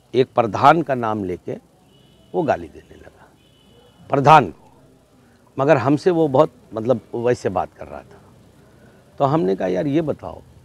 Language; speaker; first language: Hindi; native; Hindi